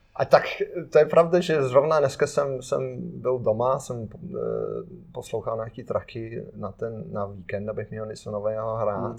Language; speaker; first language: Czech; non-native, fluent; English